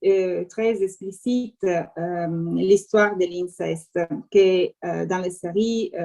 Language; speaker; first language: French; non-native, fluent; Italian